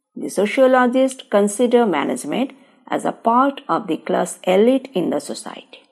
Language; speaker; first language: English; non-native, local second language; Bangla